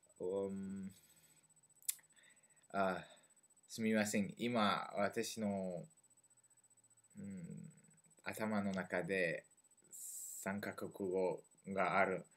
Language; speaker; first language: Japanese; non-native, learner; French